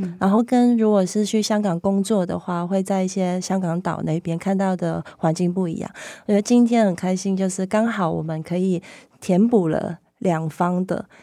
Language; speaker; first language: Chinese; non-native, local second language; Cantonese